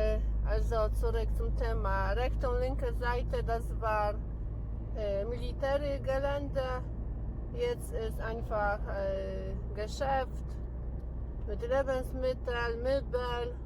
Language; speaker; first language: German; non-native, learner; Polish